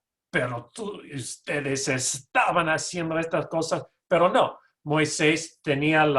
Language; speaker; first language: Spanish; non-native, fluent; English